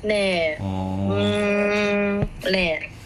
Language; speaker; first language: Korean; non-native, fluent; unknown